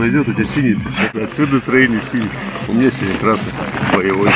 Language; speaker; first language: Russian; native; Russian